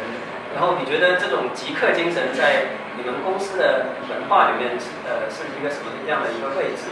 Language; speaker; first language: Chinese; native; Chinese